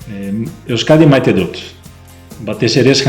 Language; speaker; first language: Basque; non-native, fluent; Spanish